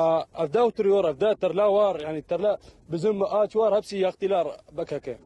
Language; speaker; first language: Turkish; non-native, learner; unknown